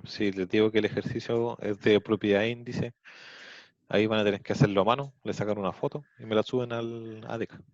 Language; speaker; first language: Spanish; native; Spanish